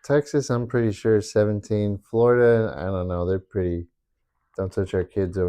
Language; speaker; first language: English; native; English